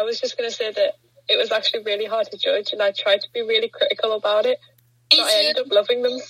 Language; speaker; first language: English; native; English